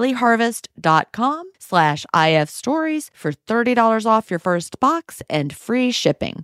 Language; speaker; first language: English; native; English